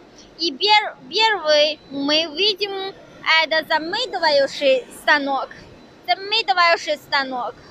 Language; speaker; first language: Russian; non-native, learner; Chinese